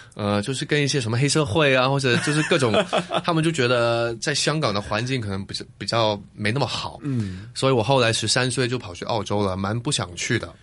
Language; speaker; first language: Chinese; non-native, fluent; Cantonese